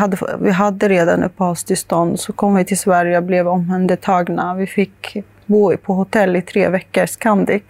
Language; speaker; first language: Swedish; early bilingual, other home language; Arabic